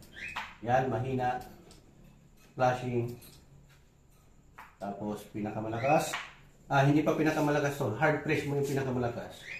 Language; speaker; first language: Filipino; native; Filipino